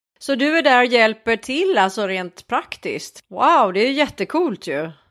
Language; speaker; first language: Swedish; native; Swedish